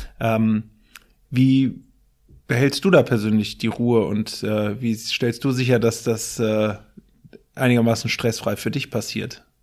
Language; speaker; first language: German; native; German